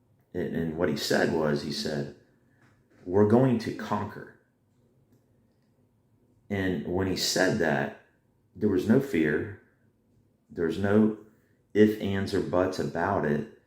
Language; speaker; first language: English; native; English